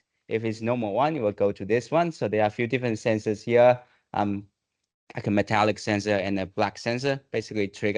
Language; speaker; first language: English; non-native, fluent; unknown